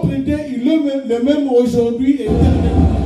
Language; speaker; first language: French; non-native, local second language; Lingala